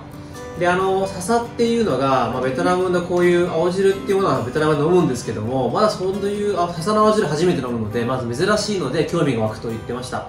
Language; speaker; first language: Japanese; native; Japanese